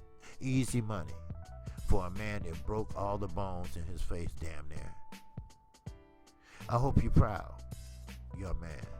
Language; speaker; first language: English; native; English